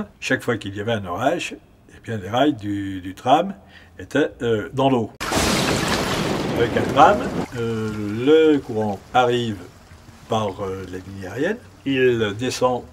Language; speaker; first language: French; native; French